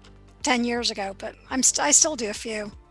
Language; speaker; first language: English; native; English